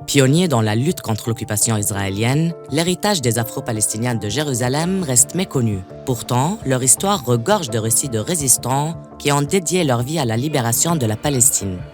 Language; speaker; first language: French; native; French